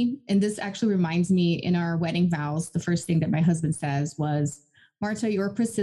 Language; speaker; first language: English; non-native, fluent; Portuguese